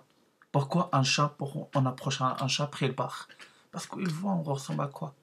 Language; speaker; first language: French; non-native, learner; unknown